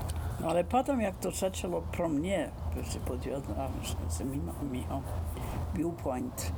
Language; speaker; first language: Czech; non-native, fluent; Icelandic